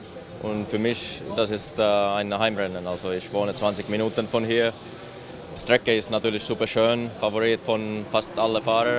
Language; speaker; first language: German; non-native, fluent; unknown